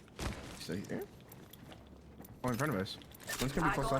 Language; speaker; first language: English; native; English